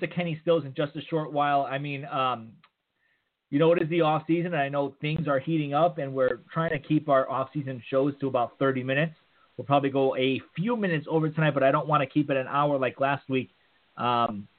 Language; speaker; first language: English; native; English